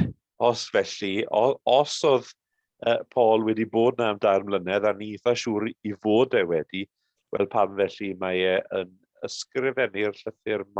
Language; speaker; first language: Welsh; native; Welsh